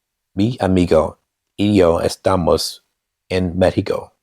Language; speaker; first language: Spanish; non-native, learner; English